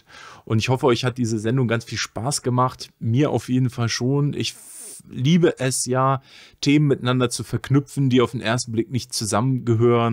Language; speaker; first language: German; native; German